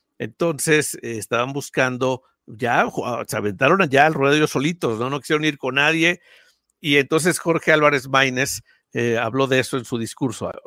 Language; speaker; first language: Spanish; native; Spanish